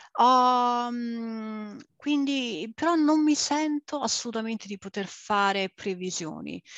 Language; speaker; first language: Italian; early bilingual, other home language; English